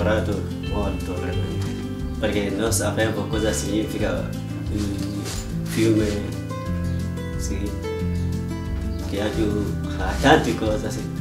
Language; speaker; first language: Italian; non-native, learner; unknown